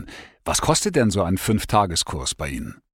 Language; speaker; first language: German; native; German